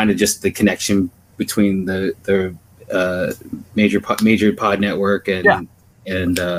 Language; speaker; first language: English; native; English